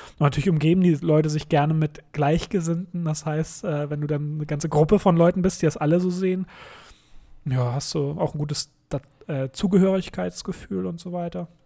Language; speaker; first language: German; native; German